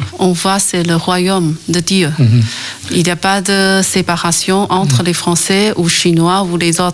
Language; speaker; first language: French; non-native, fluent; Chinese